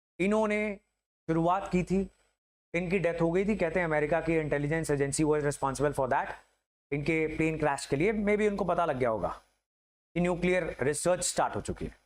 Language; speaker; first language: Hindi; native; Hindi